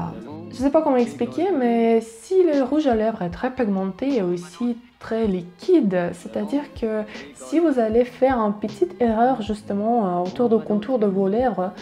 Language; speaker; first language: French; non-native, learner; Russian